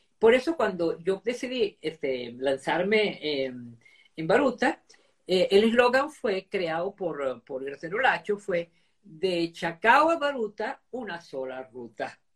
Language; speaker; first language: Spanish; early bilingual, other home language; Italian